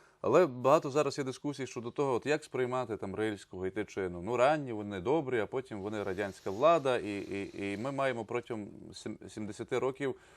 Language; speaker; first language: Ukrainian; native; Ukrainian